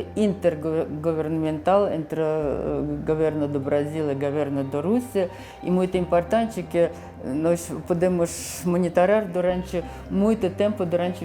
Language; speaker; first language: Portuguese; non-native, fluent; Russian